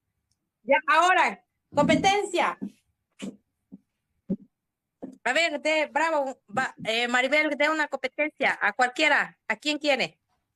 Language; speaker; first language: Spanish; native; Spanish